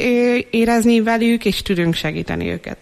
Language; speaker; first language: Hungarian; non-native, fluent; English